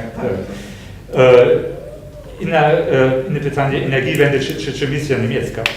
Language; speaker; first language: Polish; non-native, fluent; German